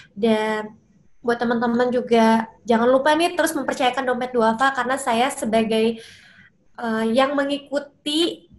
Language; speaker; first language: Indonesian; native; Indonesian